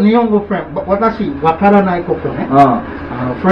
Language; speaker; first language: Japanese; non-native, learner; English